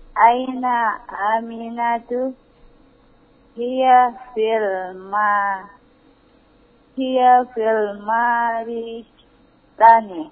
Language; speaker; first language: Arabic; non-native, learner; Indonesian